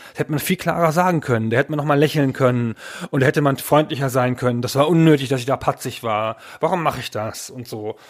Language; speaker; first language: German; native; German